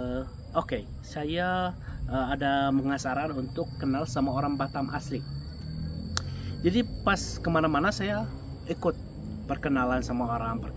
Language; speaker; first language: Indonesian; non-native, fluent; Arabic